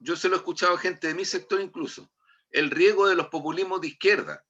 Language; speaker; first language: Spanish; native; Spanish